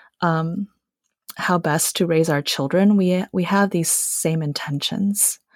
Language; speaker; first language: English; early bilingual, other home language; Chinese